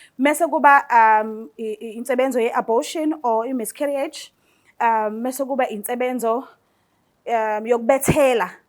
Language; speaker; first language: Zulu; native; Zulu